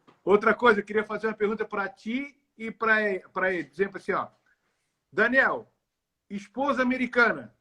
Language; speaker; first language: Portuguese; native; Portuguese